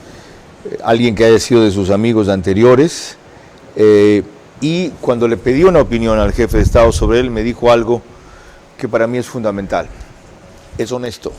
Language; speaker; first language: Spanish; native; Spanish